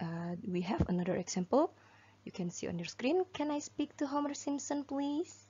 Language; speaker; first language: English; non-native, fluent; Indonesian